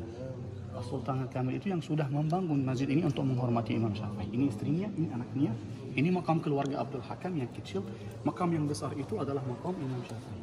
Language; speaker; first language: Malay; non-native, fluent; Arabic